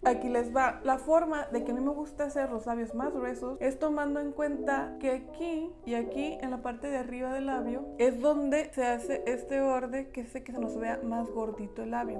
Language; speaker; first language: Spanish; native; Spanish